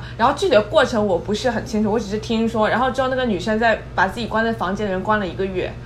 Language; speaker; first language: Chinese; native; Chinese